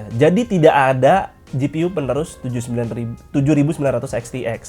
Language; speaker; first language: Indonesian; native; Indonesian